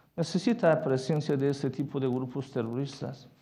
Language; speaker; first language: Spanish; non-native, fluent; Persian